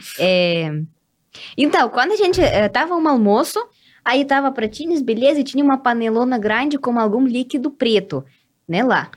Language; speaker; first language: Portuguese; non-native, fluent; Russian